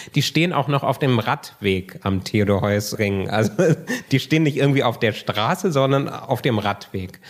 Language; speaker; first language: German; native; German